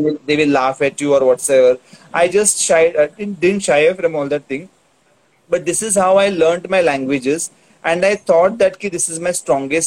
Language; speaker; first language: English; non-native, local second language; Tulu